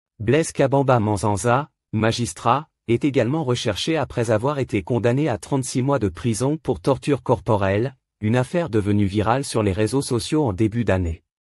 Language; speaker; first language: French; non-native, local second language; Lingala